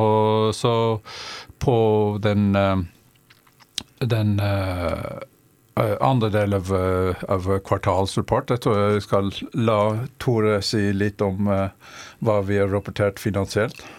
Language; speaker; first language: Norwegian; non-native, fluent; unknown